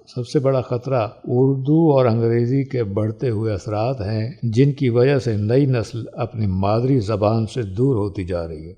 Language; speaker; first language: Urdu; non-native, local second language; Pahari-Potwari